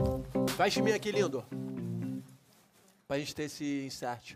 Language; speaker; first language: Portuguese; native; Portuguese